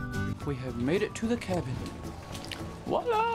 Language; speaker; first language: English; native; English